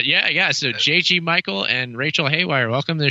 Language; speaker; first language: English; native; English